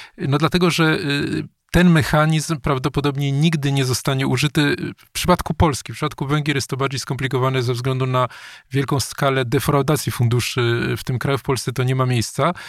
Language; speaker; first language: Polish; native; Polish